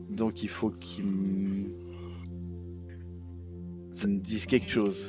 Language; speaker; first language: French; native; French